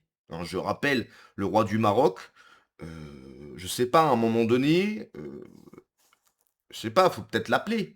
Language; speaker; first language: French; native; French